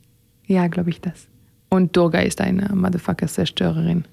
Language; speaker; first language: German; non-native, learner; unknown